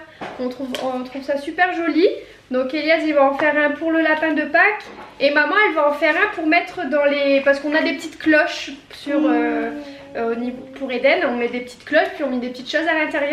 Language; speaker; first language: French; native; French